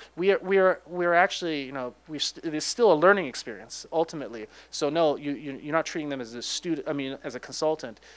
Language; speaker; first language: English; native; English